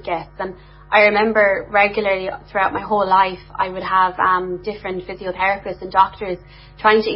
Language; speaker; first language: English; native; English